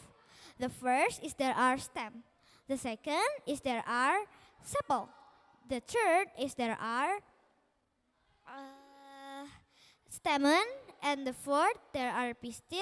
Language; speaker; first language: English; non-native, learner; Indonesian